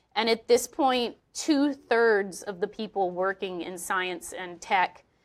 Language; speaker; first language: English; native; English